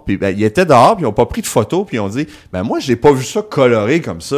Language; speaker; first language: French; native; French